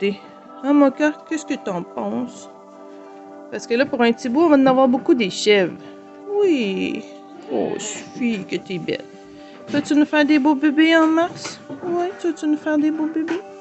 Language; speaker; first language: French; native; French